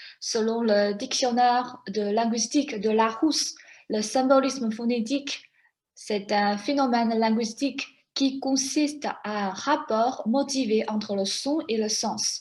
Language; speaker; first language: French; non-native, fluent; Chinese